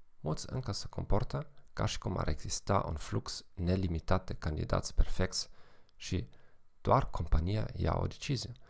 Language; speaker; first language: Romanian; non-native, fluent; German